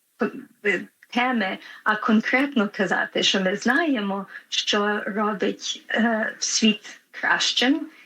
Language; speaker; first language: Ukrainian; early bilingual, heritage; Ukrainian